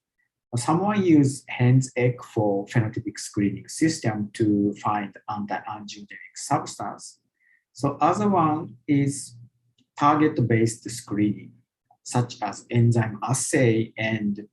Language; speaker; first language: English; non-native, fluent; Japanese